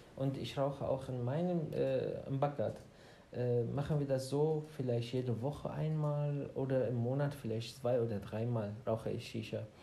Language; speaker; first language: German; non-native, learner; Arabic